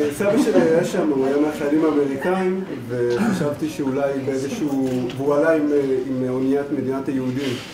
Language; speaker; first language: Hebrew; native; Hebrew